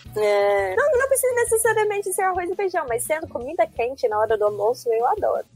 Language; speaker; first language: Portuguese; non-native, fluent; English